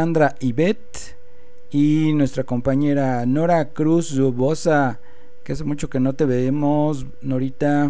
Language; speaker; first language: Spanish; native; Spanish